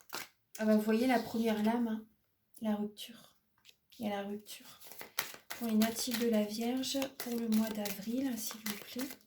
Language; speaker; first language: French; native; French